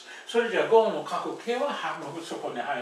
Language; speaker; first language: Japanese; non-native, fluent; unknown